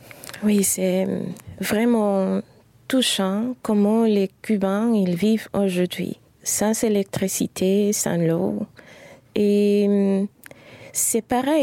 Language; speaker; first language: French; non-native, fluent; Spanish